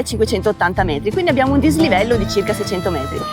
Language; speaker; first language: Italian; native; Italian